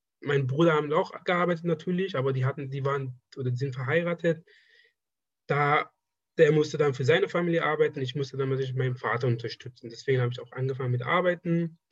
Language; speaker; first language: German; non-native, fluent; Persian